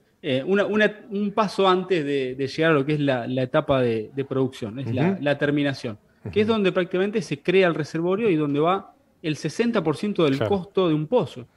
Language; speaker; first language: Spanish; native; Spanish